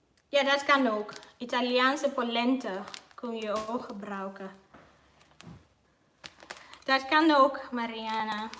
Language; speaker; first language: Dutch; non-native, learner; Swahili